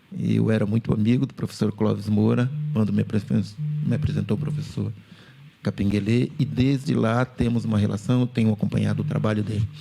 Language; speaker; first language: Portuguese; native; Portuguese